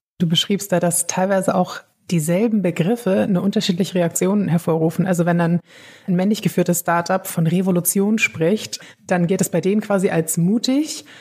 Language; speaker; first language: German; native; German